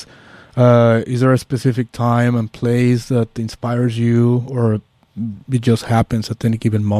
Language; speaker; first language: English; non-native, fluent; Spanish